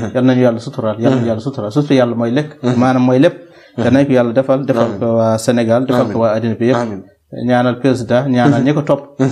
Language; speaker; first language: Wolof; non-native, local second language; Fula